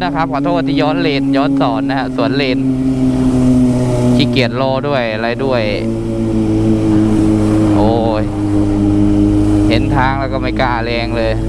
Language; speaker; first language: Thai; native; Thai